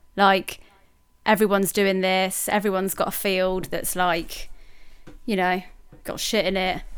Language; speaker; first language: English; native; English